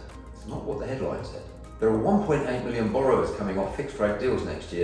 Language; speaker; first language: English; native; English